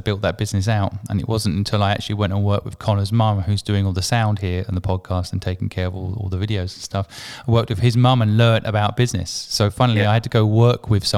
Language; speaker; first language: English; native; English